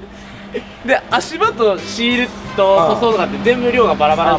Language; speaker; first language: Japanese; native; Japanese